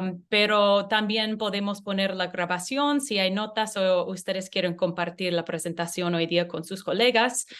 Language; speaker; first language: Spanish; non-native, learner; English